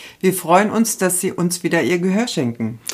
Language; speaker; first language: German; native; German